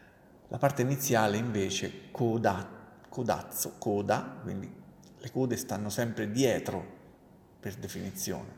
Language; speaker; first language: Italian; native; Italian